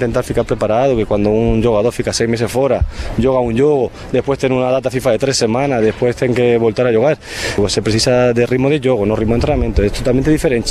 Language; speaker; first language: Portuguese; non-native, fluent; Spanish